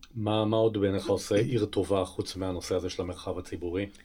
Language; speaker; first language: Hebrew; native; Hebrew